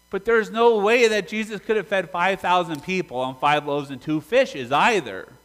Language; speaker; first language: English; native; English